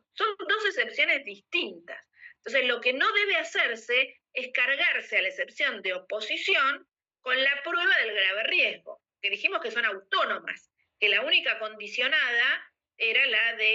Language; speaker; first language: Spanish; native; Spanish